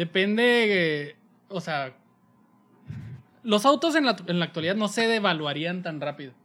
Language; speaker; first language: Spanish; native; Spanish